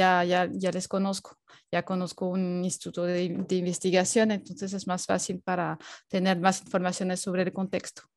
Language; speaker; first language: Spanish; non-native, fluent; French